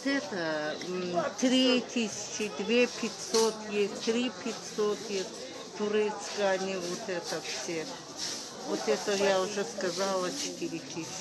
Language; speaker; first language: Russian; non-native, learner; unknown